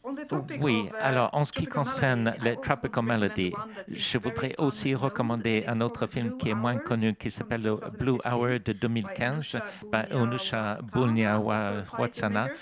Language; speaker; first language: French; non-native, fluent; Swedish